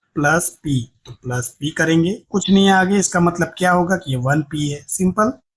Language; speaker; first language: Hindi; non-native, local second language; Gujarati